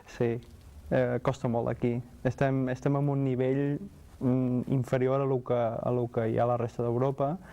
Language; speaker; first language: Catalan; non-native, fluent; English